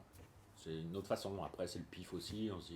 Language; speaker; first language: French; native; French